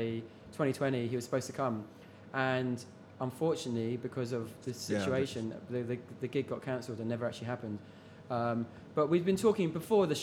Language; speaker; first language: English; native; English